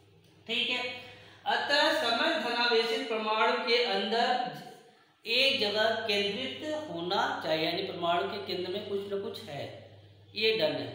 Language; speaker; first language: Hindi; native; Hindi